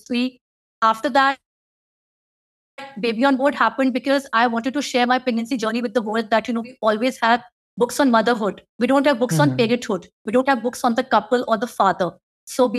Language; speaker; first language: English; non-native, local second language; Hindi